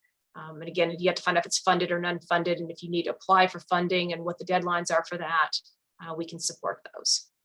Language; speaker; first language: English; native; English